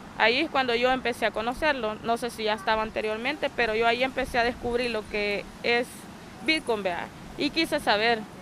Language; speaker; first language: Spanish; native; Spanish